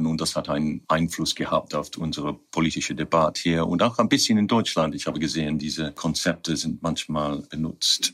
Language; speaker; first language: German; non-native, fluent; English